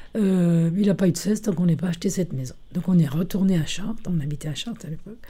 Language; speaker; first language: French; early bilingual, other home language; Italian